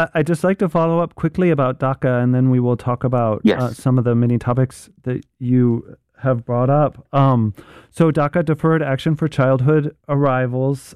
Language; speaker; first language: English; native; English